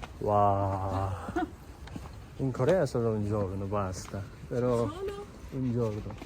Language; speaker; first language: Italian; non-native, learner; Korean